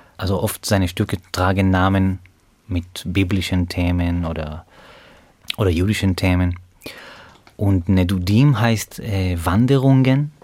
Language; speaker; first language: German; non-native, fluent; Hebrew